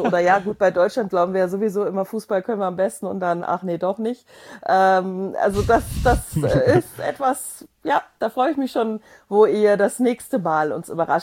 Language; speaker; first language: German; native; German